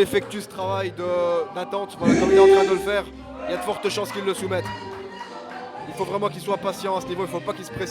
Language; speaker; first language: French; native; French